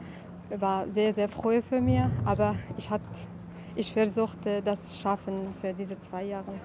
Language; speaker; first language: German; non-native, learner; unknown